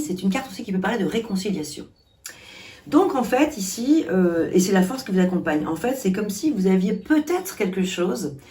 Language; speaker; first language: French; native; French